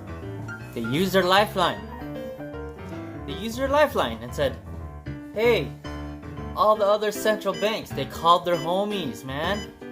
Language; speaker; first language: English; native; English